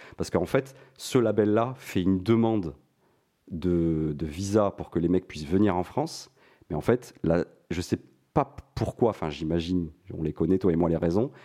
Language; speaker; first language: French; non-native, local second language; Arabic